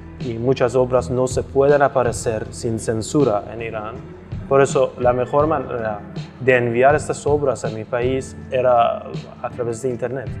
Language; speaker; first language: Spanish; non-native, fluent; Persian